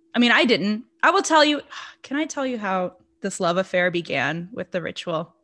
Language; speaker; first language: English; non-native, fluent; Portuguese